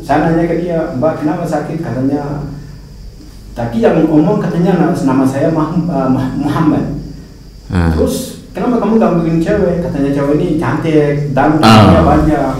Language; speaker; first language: Indonesian; non-native, fluent; Arabic